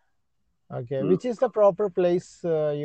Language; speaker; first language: English; non-native, learner; Malayalam